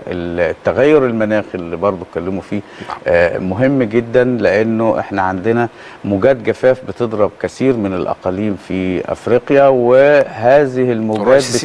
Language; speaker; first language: Arabic; native; Arabic